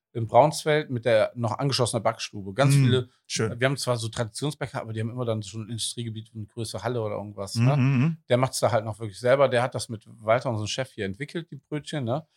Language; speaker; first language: German; native; German